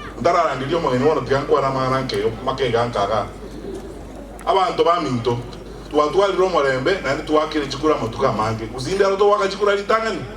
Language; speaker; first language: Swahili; non-native, local second language; Gusii